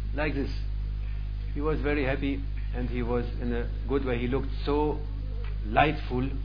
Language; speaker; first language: English; non-native, fluent; German